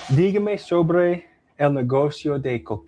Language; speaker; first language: Spanish; non-native, learner; English